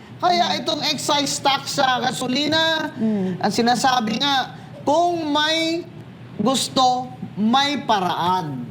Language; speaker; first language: Filipino; non-native, local second language; Hiligaynon